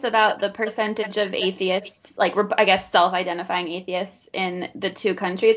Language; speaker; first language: English; native; English